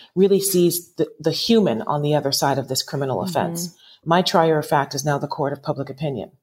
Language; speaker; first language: English; native; English